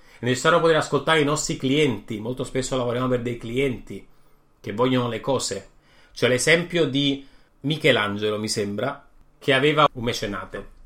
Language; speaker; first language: Italian; native; Italian